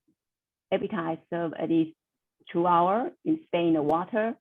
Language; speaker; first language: English; non-native, learner; Chinese